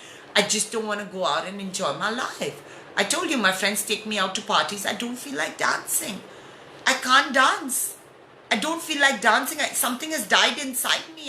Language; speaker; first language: English; non-native, local second language; Hindi